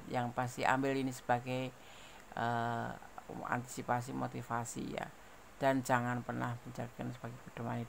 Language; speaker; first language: Indonesian; native; Indonesian